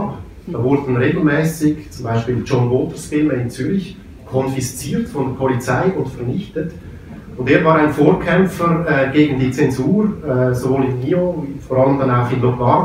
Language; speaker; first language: German; native; German